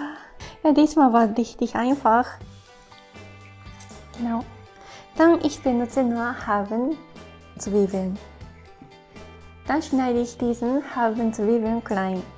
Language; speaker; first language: German; non-native, learner; Japanese